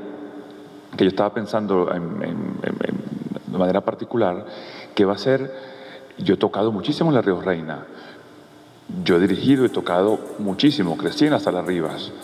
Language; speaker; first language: Spanish; native; Spanish